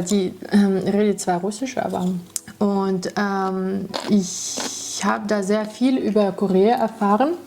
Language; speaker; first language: German; non-native, fluent; Russian